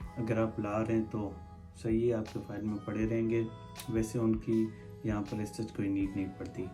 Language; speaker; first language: Urdu; non-native, local second language; Sindhi